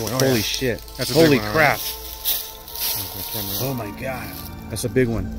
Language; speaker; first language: English; native; English